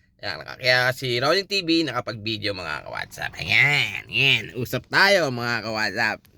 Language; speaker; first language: Filipino; native; Filipino